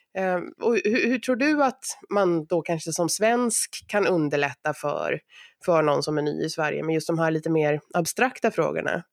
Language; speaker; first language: Swedish; native; Swedish